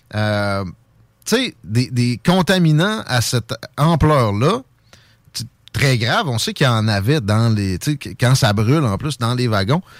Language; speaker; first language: French; native; French